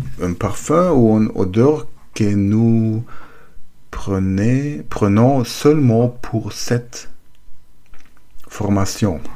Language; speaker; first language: French; non-native, learner; German